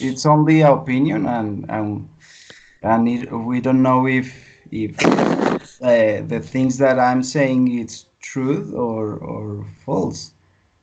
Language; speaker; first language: English; non-native, learner; Spanish